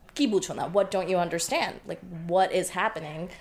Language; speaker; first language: English; non-native, local second language; Bangla